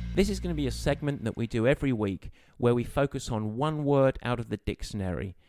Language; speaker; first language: English; native; English